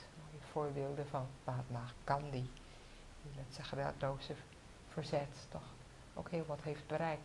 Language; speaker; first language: Dutch; native; Dutch